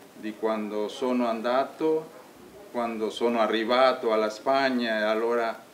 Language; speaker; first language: Italian; non-native, learner; Spanish